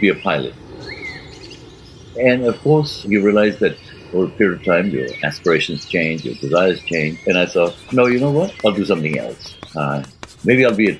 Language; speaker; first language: English; non-native, local second language; Urdu